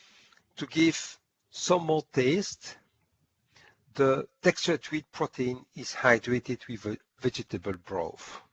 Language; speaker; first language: English; non-native, fluent; French